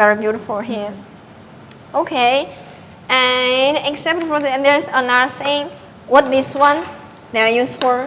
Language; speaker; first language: English; non-native, learner; Chinese